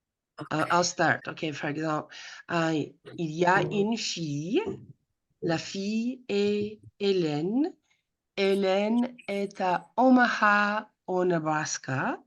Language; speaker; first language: French; non-native, fluent; English